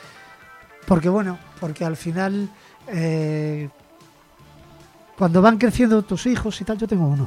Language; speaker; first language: Spanish; native; Spanish